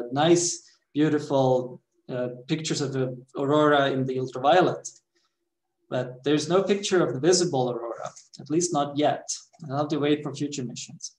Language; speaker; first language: English; non-native, fluent; Swedish